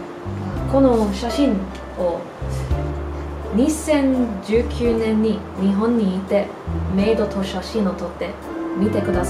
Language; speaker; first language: Japanese; non-native, learner; English